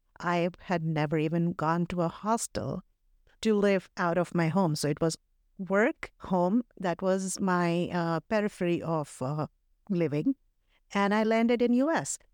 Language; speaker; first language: English; non-native, local second language; Hindi